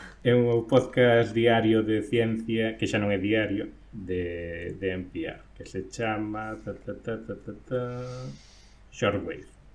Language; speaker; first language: Galician; non-native, local second language; Spanish